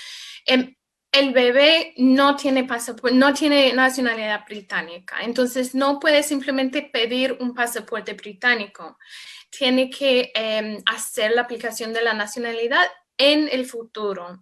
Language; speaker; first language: Spanish; non-native, fluent; English